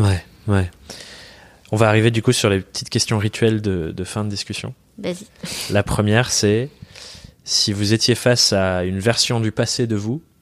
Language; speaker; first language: French; native; French